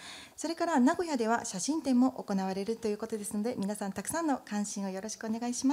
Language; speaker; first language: Japanese; native; Japanese